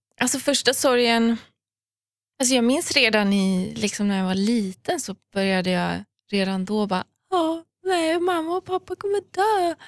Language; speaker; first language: Swedish; early bilingual, other home language; Persian